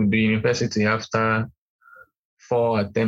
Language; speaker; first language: English; non-native, local second language; Yoruba